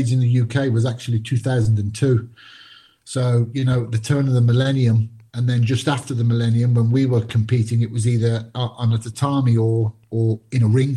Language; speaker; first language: English; native; English